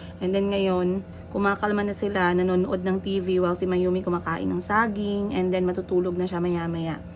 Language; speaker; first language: Filipino; non-native, local second language; Cebuano